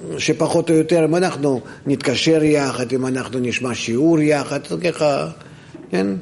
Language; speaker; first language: Hebrew; non-native, fluent; Russian